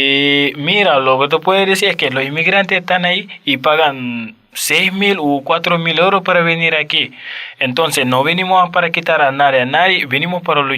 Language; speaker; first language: Spanish; non-native, learner; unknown